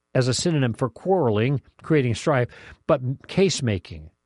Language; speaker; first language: English; native; English